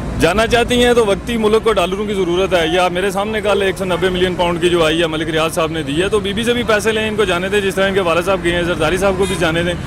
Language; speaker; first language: Urdu; non-native, local second language; Pahari-Potwari